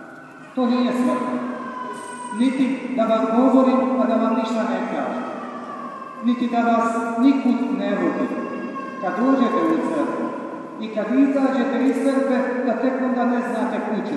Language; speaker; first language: Serbian; native; Serbian